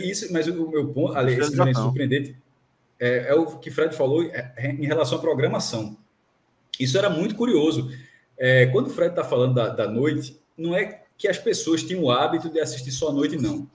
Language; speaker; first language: Portuguese; native; Portuguese